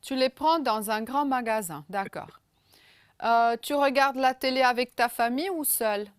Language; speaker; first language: French; non-native, fluent; Romanian